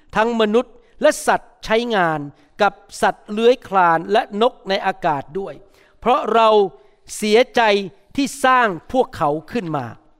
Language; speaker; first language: Thai; native; Thai